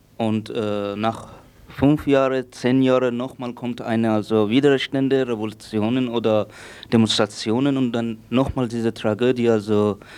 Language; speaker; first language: German; non-native, learner; Persian